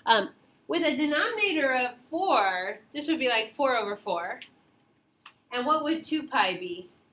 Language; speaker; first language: English; native; English